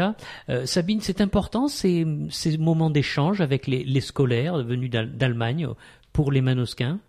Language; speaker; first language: French; native; French